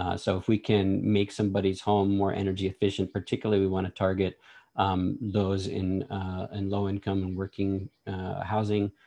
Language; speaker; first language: English; native; English